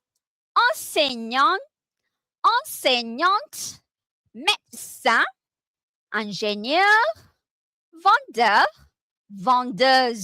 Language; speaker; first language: French; non-native, fluent; Malay